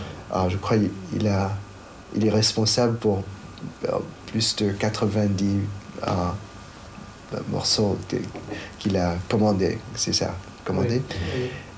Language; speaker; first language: French; non-native, fluent; Chinese